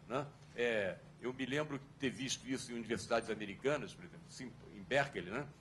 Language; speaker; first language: Portuguese; native; Portuguese